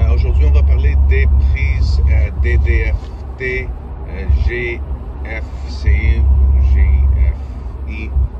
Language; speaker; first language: French; native; French